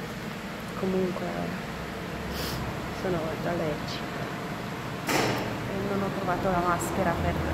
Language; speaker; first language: Italian; non-native, fluent; Portuguese